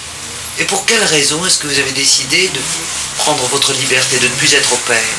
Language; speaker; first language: French; native; French